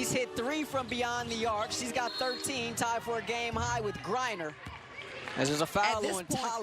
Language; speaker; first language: English; native; English